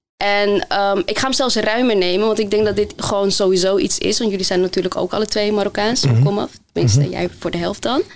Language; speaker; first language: Dutch; early bilingual, other home language; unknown